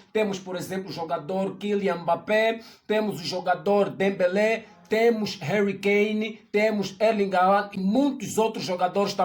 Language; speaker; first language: Portuguese; native; Portuguese